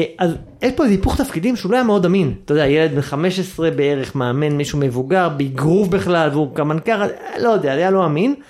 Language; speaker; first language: Hebrew; native; Hebrew